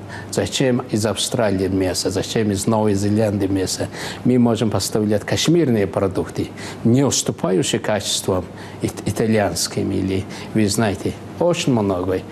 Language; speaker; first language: Russian; non-native, fluent; Mongolian